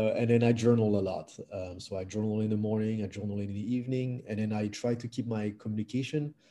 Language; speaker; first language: English; non-native, fluent; French